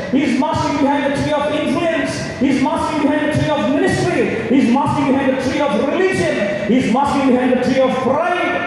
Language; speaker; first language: English; non-native, local second language; Telugu